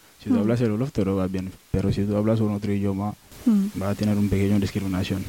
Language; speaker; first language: Spanish; non-native, learner; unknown